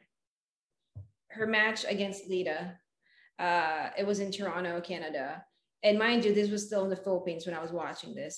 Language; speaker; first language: English; non-native, local second language; Filipino